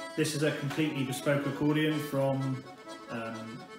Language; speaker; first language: English; native; English